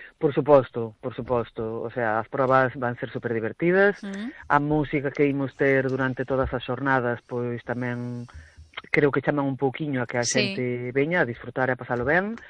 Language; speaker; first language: Galician; native; Galician